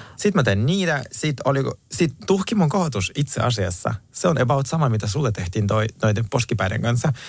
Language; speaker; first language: Finnish; native; Finnish